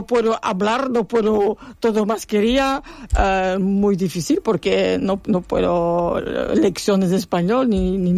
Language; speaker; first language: Spanish; non-native, learner; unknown